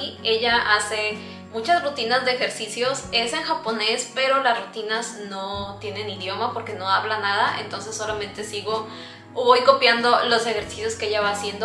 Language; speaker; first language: Spanish; native; Spanish